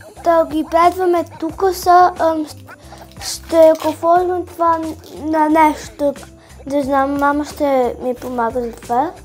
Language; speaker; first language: Bulgarian; early bilingual, heritage; Bulgarian